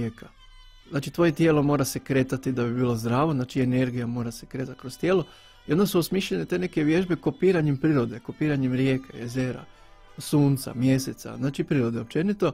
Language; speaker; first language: Bosnian; native; Bosnian